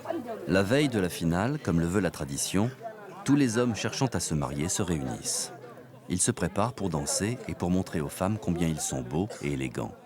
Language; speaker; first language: French; native; French